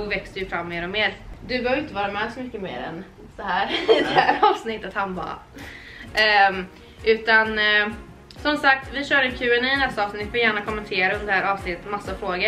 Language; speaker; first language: Swedish; native; Swedish